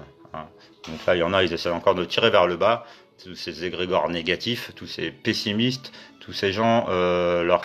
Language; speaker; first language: French; native; French